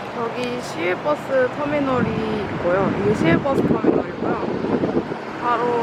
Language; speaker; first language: Korean; native; Korean